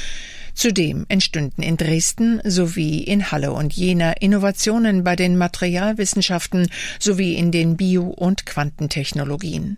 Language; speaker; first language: German; native; German